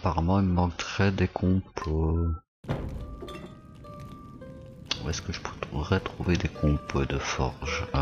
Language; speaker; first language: French; native; French